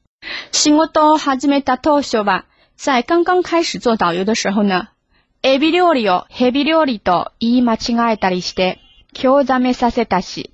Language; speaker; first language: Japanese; non-native, fluent; Chinese